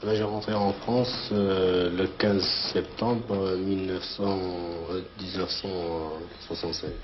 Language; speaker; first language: French; non-native, learner; Arabic